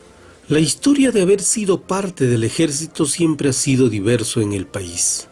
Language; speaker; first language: Spanish; native; Spanish